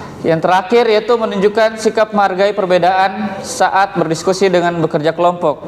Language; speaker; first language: Indonesian; native; Indonesian